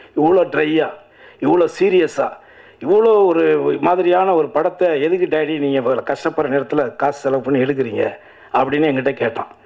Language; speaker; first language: Tamil; native; Tamil